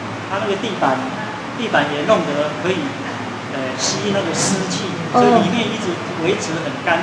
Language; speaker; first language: Chinese; native; Chinese